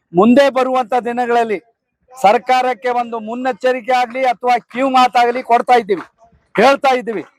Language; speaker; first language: Kannada; non-native, local second language; Lambadi